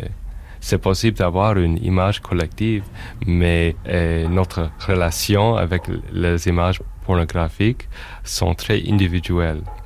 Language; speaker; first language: French; non-native, fluent; English